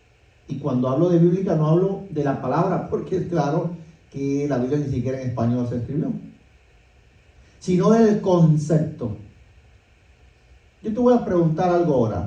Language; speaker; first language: Spanish; native; Spanish